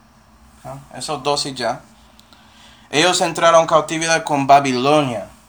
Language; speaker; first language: Spanish; non-native, fluent; English